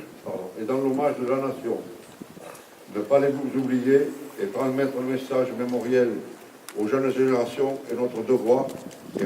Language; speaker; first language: French; native; French